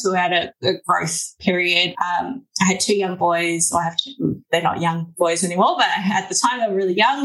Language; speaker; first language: English; native; English